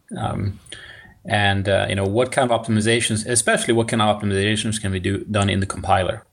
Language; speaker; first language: English; non-native, fluent; Swedish